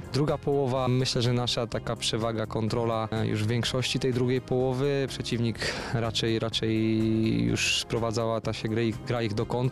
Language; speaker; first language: Polish; native; Polish